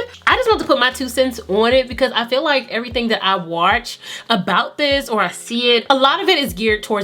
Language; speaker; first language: English; native; English